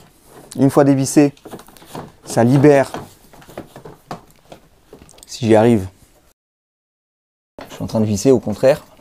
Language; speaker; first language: French; native; French